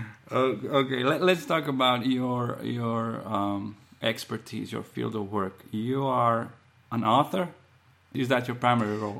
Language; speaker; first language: English; non-native, fluent; Slovenian